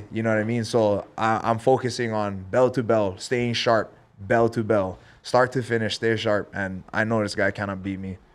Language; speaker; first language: English; native; English